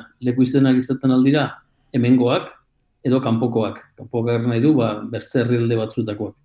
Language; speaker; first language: Basque; native; Basque